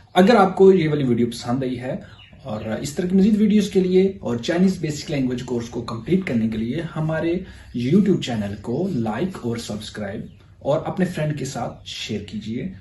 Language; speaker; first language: Urdu; native; Urdu